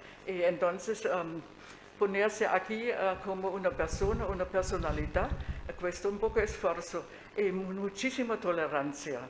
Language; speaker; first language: Spanish; non-native, fluent; German